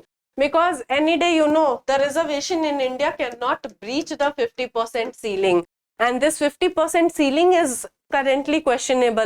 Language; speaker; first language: English; non-native, local second language; Hindi